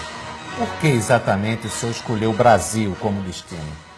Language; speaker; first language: Portuguese; native; Portuguese